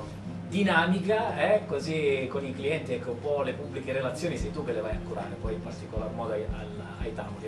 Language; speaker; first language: Italian; native; Italian